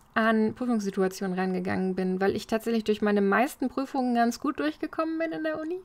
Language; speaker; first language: German; native; German